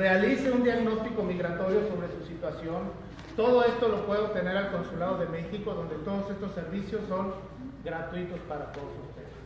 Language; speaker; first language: Spanish; native; Spanish